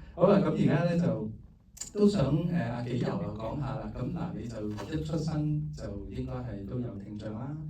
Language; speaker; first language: Cantonese; native; Cantonese